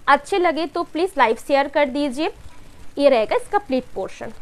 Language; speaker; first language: Hindi; non-native, local second language; Bangla